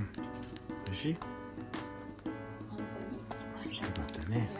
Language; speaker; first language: Japanese; native; Japanese